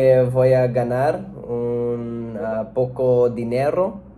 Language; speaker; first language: Spanish; non-native, learner; English